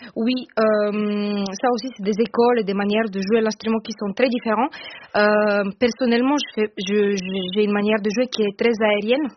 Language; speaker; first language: French; non-native, fluent; Bulgarian